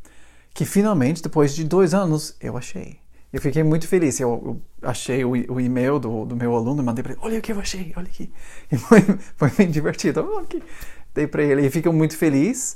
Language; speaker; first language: Portuguese; non-native, fluent; English